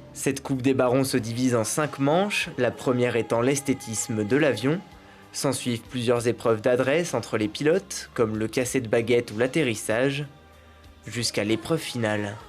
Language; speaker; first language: French; native; French